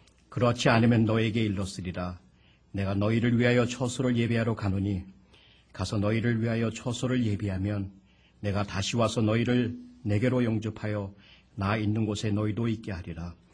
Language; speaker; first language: Korean; native; Korean